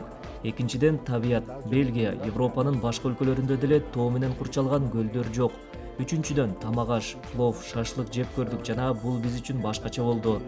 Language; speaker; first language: Kyrgyz; native; Kyrgyz